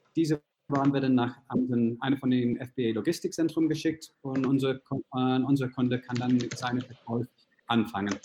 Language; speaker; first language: German; non-native, fluent; English